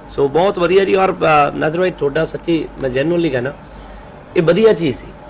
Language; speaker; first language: Punjabi; native; Punjabi